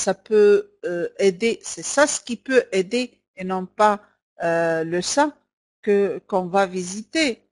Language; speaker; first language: French; non-native, local second language; Arabic